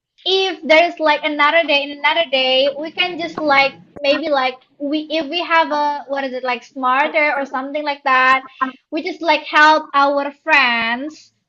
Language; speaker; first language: English; non-native, learner; Indonesian